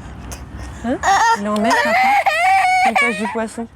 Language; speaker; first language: French; native; French